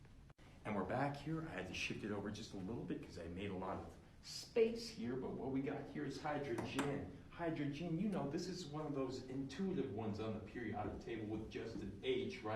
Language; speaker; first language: English; native; English